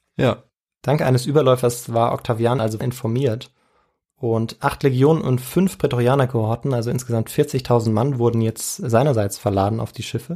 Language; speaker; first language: German; native; German